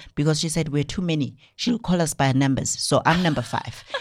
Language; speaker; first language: English; non-native, local second language; Zulu